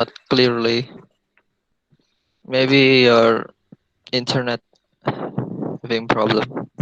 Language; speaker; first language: English; non-native, learner; Indonesian